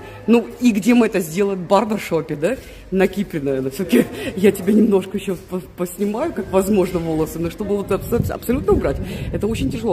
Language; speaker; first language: Russian; native; Russian